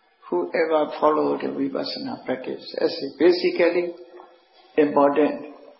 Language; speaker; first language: English; non-native, fluent; Burmese